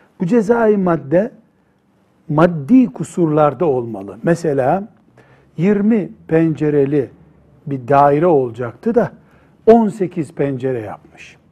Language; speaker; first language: Turkish; native; Turkish